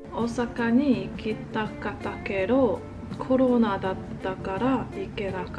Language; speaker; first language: Japanese; non-native, learner; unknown